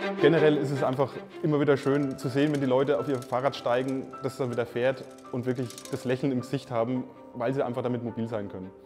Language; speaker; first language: German; native; German